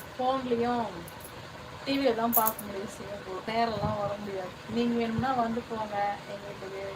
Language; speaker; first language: Tamil; non-native, local second language; Telugu